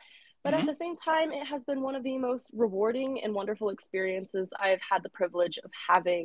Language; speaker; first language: English; native; English